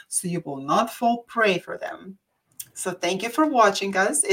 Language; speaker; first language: English; non-native, fluent; Russian